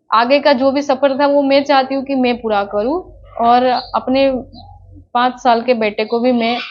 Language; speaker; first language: Hindi; non-native, local second language; Gujarati